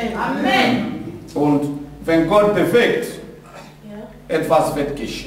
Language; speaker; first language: German; non-native, learner; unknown